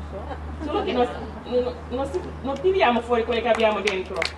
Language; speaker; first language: Italian; non-native, fluent; Wolof